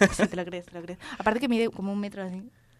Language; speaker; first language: Spanish; native; Spanish